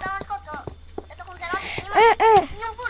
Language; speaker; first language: Portuguese; native; Portuguese